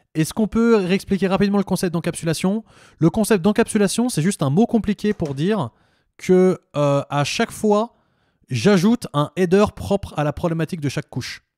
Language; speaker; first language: French; native; French